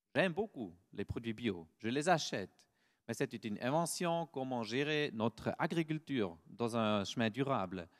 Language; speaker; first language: French; non-native, fluent; German